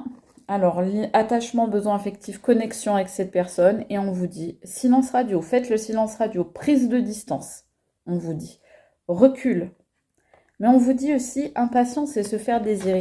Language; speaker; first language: French; native; French